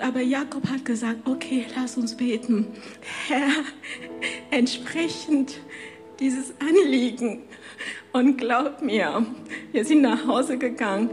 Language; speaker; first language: German; non-native, fluent; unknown